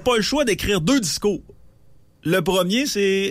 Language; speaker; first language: French; native; French